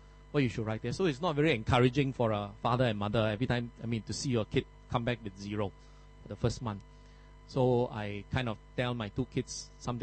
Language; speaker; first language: English; non-native, local second language; Min Nan Chinese